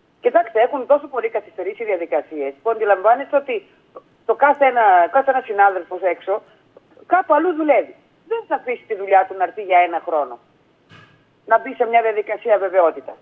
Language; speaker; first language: Greek; native; Greek